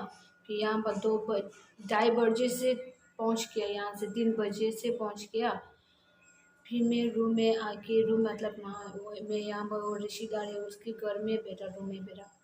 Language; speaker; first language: Hindi; non-native, learner; Tibetan